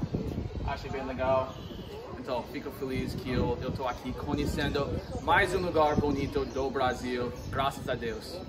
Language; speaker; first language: Portuguese; non-native, fluent; English